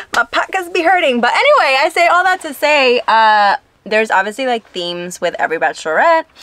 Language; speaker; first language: English; non-native, fluent; Spanish